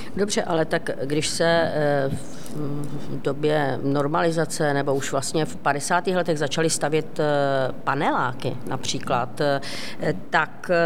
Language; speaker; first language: Czech; native; Czech